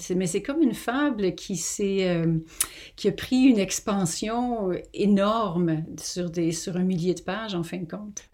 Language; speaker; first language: French; native; French